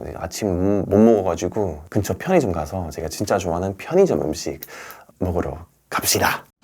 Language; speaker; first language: Korean; non-native, fluent; English